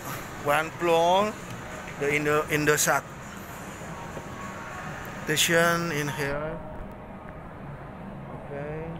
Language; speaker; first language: English; non-native, learner; Indonesian